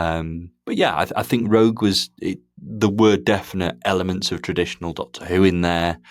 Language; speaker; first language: English; native; English